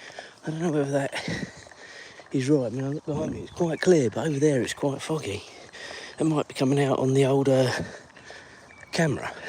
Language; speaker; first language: English; native; English